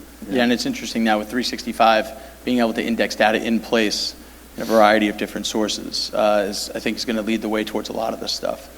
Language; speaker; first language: English; native; English